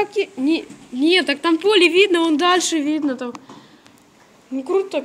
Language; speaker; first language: Russian; native; Russian